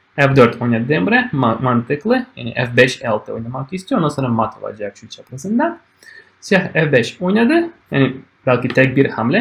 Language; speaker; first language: Turkish; non-native, fluent; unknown